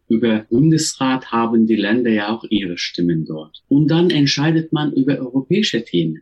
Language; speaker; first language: German; non-native, fluent; Turkish